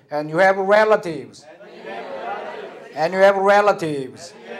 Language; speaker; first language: English; non-native, fluent; Korean